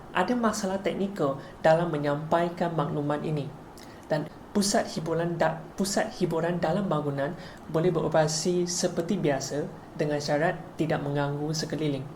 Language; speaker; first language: Malay; non-native, local second language; Chinese